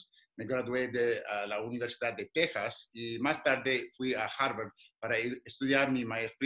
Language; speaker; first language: Spanish; non-native, fluent; English